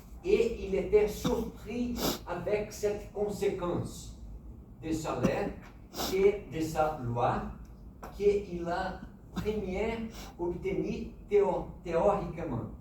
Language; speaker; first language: French; non-native, fluent; Portuguese